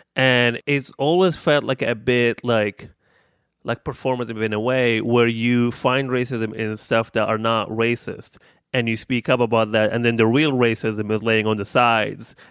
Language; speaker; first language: English; non-native, fluent; Arabic